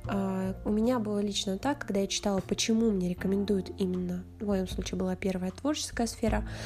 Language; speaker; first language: Russian; native; Russian